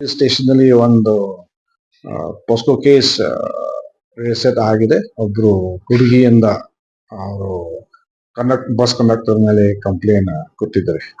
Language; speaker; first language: Kannada; non-native, learner; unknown